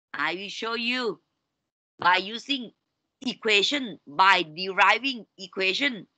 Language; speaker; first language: English; non-native, fluent; Thai